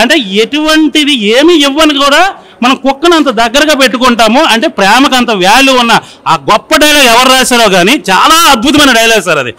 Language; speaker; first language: Telugu; native; Telugu